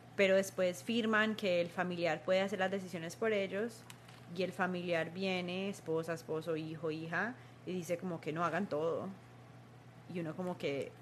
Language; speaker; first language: Spanish; early bilingual, heritage; Spanish